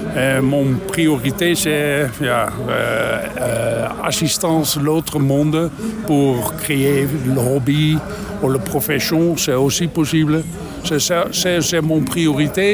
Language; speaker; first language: French; non-native, learner; Dutch